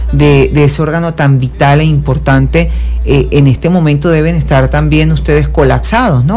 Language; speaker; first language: Spanish; native; Spanish